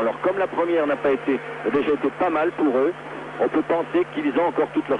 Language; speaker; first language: French; native; French